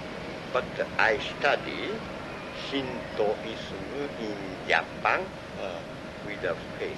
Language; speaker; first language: English; non-native, learner; Japanese